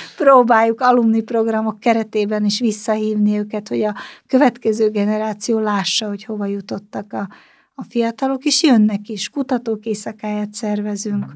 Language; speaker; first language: Hungarian; native; Hungarian